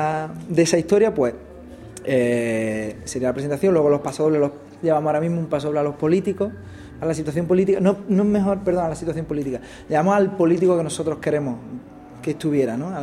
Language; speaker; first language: Spanish; native; Spanish